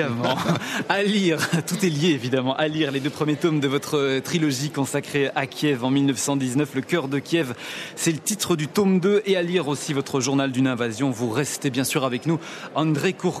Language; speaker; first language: French; native; French